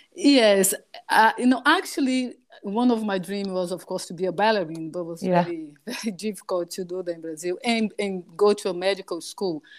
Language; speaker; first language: English; non-native, fluent; Portuguese